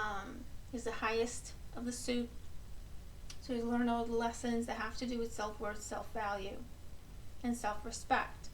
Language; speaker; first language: English; native; English